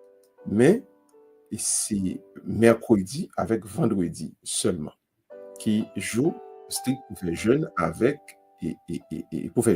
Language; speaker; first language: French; non-native, local second language; Haitian Creole